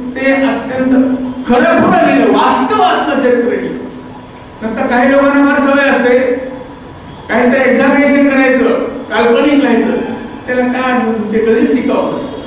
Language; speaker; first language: Marathi; native; Marathi